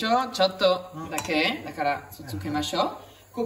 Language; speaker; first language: Japanese; non-native, learner; Italian